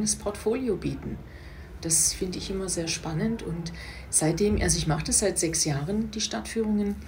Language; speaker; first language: German; native; German